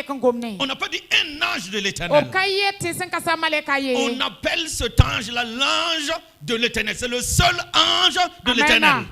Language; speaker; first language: French; non-native, local second language; Mossi